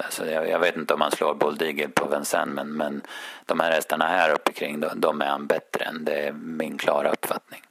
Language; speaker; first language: Swedish; native; Swedish